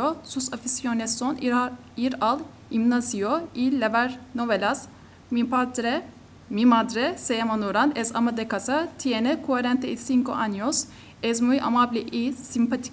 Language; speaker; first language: Spanish; non-native, learner; Turkish